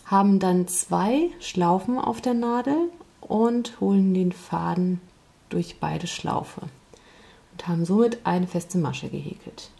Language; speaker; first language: German; native; German